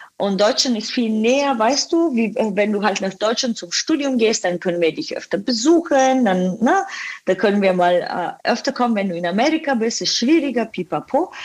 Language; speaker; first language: German; non-native, fluent; Bulgarian